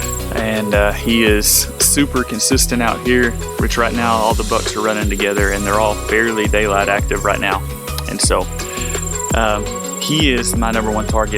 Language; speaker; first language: English; native; English